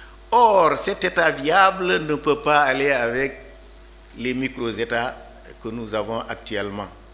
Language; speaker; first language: French; non-native, local second language; Fula